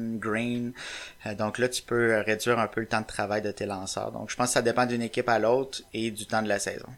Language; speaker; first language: French; native; French